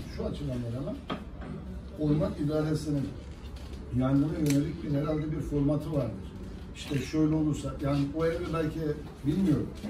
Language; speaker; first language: Turkish; native; Turkish